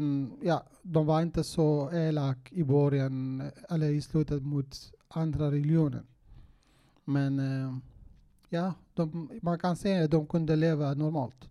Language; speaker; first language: Swedish; non-native, fluent; Kurdish